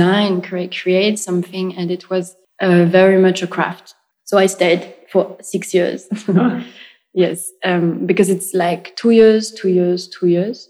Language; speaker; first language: English; non-native, fluent; French